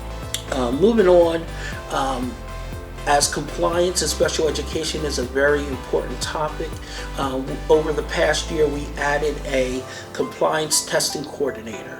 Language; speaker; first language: English; native; English